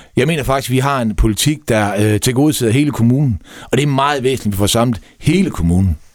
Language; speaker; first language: Danish; native; Danish